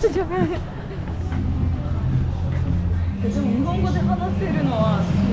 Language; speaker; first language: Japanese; non-native, learner; Turkish